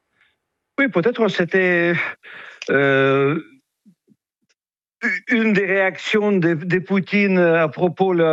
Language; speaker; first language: French; non-native, fluent; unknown